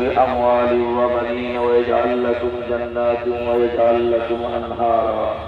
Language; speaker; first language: Arabic; non-native, fluent; Bangla